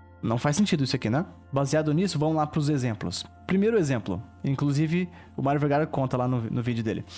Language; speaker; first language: Portuguese; native; Portuguese